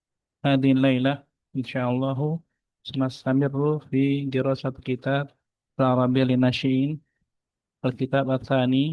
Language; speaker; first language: Arabic; non-native, fluent; Indonesian